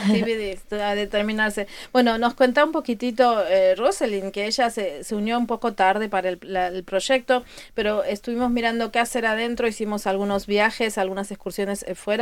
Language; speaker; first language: Spanish; native; Spanish